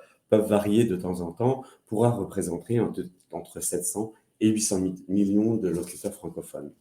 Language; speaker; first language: French; native; French